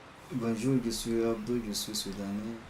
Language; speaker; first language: French; non-native, learner; Arabic